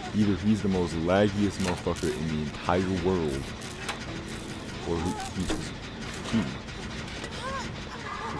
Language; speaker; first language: English; native; English